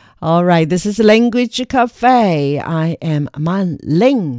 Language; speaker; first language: English; non-native, fluent; Chinese